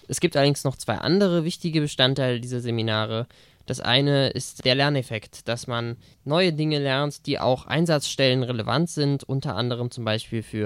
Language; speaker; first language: German; native; German